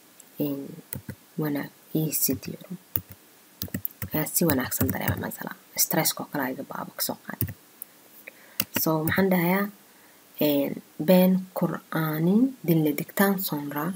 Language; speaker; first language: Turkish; non-native, learner; Somali